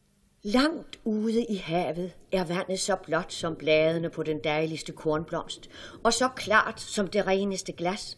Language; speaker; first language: Danish; native; Danish